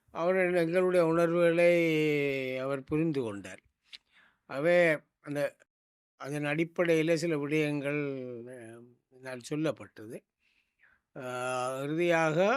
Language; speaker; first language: Tamil; native; Tamil